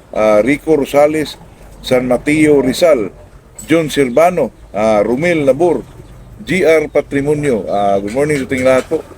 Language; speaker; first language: Filipino; non-native, local second language; Cebuano